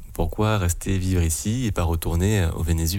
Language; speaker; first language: French; native; French